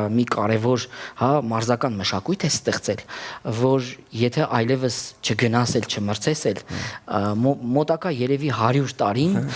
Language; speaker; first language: Armenian; native; Armenian